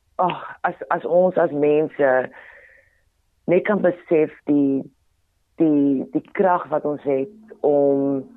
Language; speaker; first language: Afrikaans; non-native, local second language; Tswana